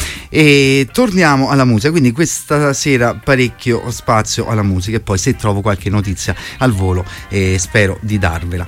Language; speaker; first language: Italian; native; Italian